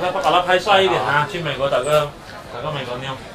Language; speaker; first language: Chinese; native; Chinese